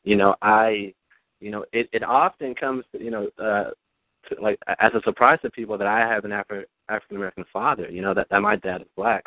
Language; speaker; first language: English; early bilingual, other home language; Spanish